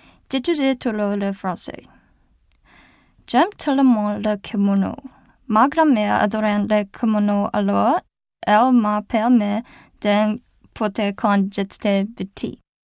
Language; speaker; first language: French; non-native, learner; Japanese